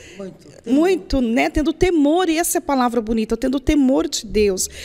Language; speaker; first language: Portuguese; native; Portuguese